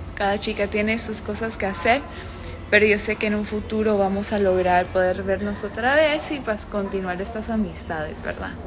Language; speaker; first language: Spanish; native; Spanish